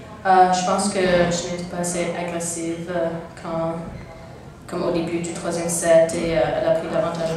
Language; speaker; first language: French; non-native, local second language; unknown